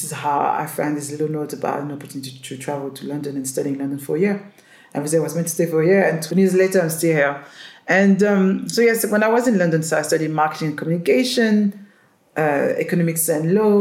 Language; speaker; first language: English; non-native, fluent; French